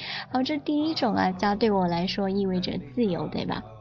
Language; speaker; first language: Chinese; native; Chinese